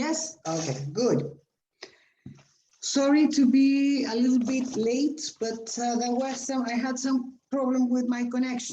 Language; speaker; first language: English; non-native, fluent; Spanish